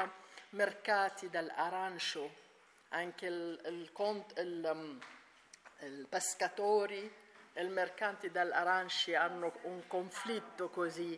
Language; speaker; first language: Italian; non-native, learner; Arabic